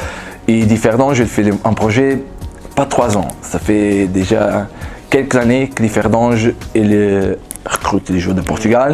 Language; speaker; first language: French; non-native, fluent; Portuguese